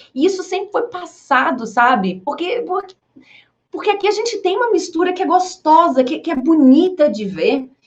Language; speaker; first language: Portuguese; early bilingual, other home language; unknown